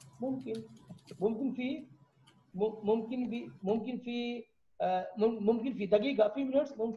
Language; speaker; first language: Arabic; non-native, fluent; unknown